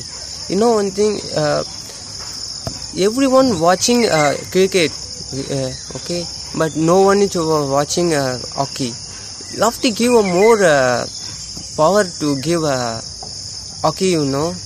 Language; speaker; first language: English; non-native, local second language; Tamil